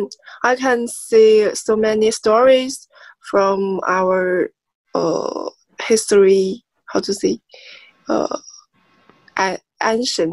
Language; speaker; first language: English; non-native, learner; Chinese